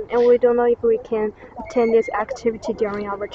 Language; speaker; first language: English; non-native, learner; Chinese